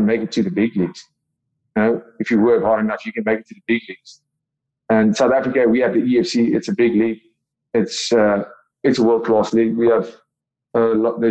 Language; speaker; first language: English; non-native, local second language; Afrikaans